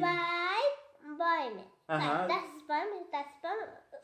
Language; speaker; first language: German; non-native, learner; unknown